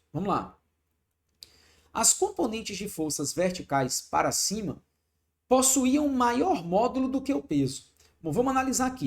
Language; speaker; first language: Portuguese; native; Portuguese